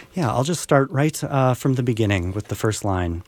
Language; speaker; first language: English; native; English